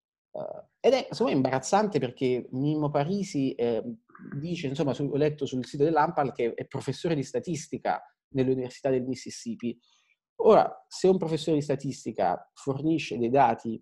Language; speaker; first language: Italian; native; Italian